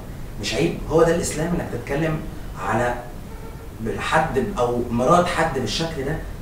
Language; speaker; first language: Arabic; native; Arabic